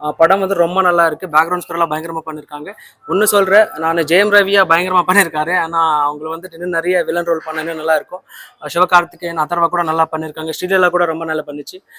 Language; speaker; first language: Tamil; non-native, local second language; Telugu